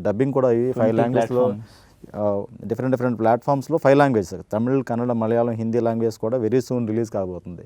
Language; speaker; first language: Telugu; native; Telugu